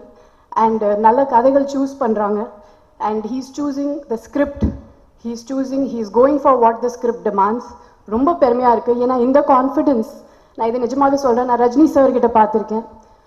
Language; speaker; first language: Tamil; non-native, local second language; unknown